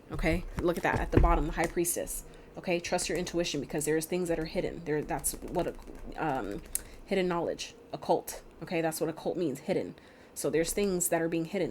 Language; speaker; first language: English; native; English